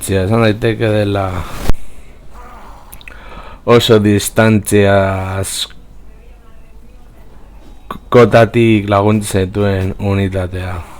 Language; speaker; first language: Basque; native; Basque